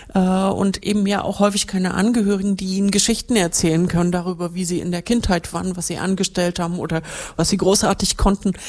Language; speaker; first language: German; native; German